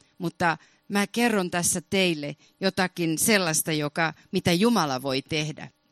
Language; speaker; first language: Finnish; early bilingual, heritage; Finnish